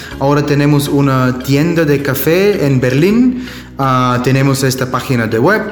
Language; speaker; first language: Spanish; non-native, learner; German